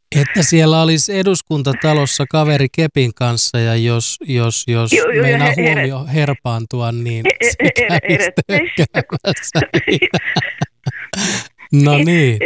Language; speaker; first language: Finnish; native; Finnish